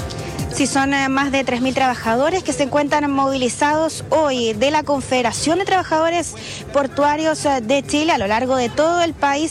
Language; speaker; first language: Spanish; native; Spanish